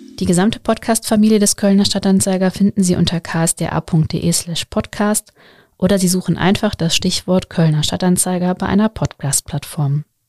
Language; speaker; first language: German; native; German